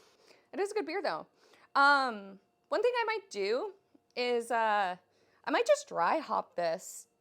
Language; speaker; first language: English; native; English